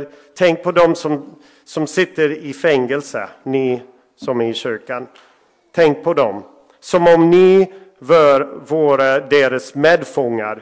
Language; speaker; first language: Swedish; non-native, fluent; English